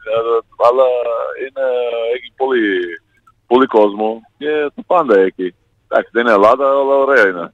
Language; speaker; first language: Greek; non-native, learner; Portuguese